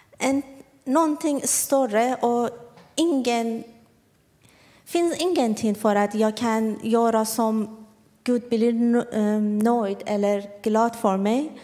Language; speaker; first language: Swedish; non-native, learner; Persian